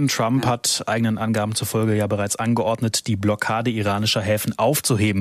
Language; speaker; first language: German; native; German